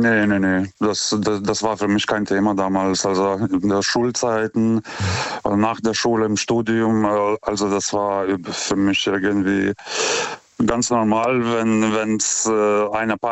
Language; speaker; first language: German; native; German